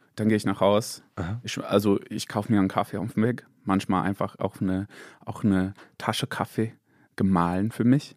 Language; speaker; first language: German; non-native, fluent; English